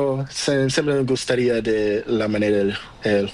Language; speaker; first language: Spanish; non-native, learner; Portuguese